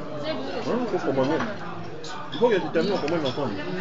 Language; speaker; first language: Chinese; non-native, learner; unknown